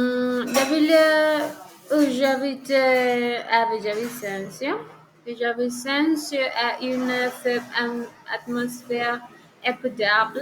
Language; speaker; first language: French; non-native, learner; Spanish